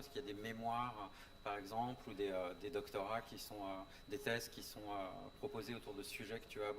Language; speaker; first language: French; native; French